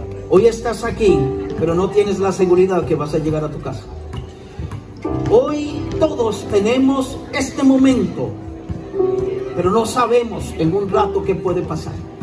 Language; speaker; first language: Spanish; native; Spanish